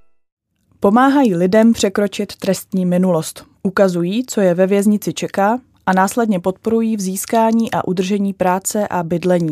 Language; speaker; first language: Czech; native; Czech